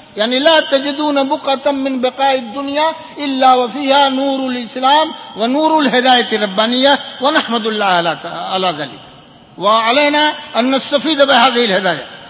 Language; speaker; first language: Arabic; non-native, fluent; Urdu